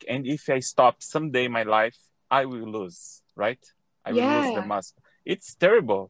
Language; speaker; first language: English; non-native, learner; Portuguese